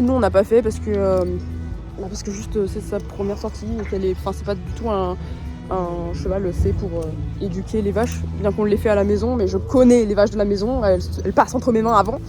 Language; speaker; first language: French; native; French